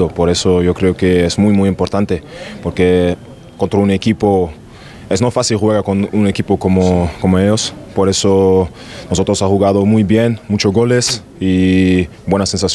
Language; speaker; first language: Spanish; non-native, learner; German